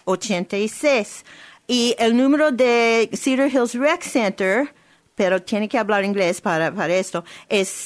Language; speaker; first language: Spanish; non-native, learner; English